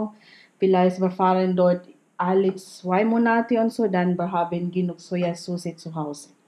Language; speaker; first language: German; non-native, learner; Filipino